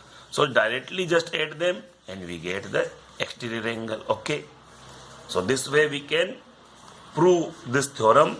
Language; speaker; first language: English; non-native, local second language; Hindi